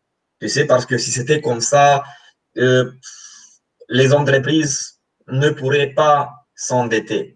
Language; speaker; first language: French; non-native, fluent; Romanian